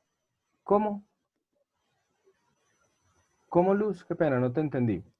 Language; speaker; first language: Spanish; native; Spanish